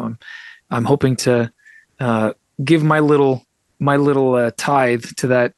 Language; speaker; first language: English; early bilingual, other home language; Russian